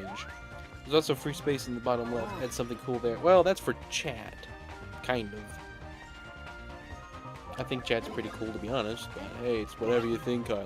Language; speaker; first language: English; native; English